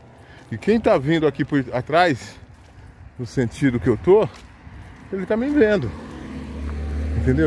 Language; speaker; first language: Portuguese; native; Portuguese